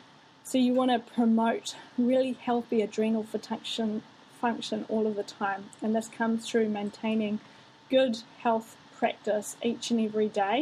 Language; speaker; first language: English; native; English